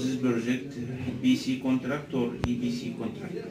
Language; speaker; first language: English; non-native, learner; Arabic